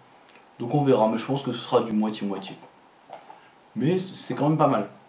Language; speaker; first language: French; native; French